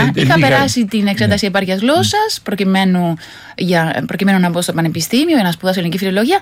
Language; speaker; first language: Greek; non-native, fluent; Spanish